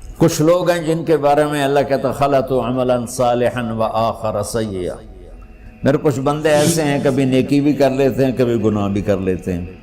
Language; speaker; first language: Urdu; non-native, local second language; Punjabi